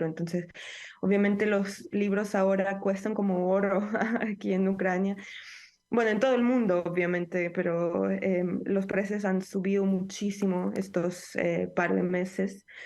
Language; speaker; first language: Spanish; non-native, fluent; Ukrainian